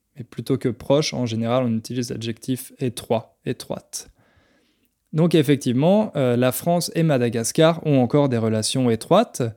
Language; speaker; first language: French; native; French